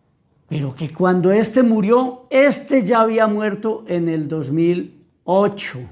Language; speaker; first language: Spanish; native; Spanish